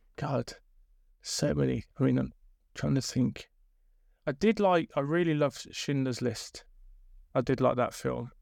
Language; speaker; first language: English; native; English